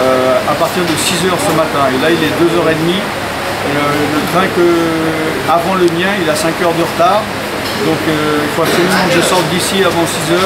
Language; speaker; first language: French; native; French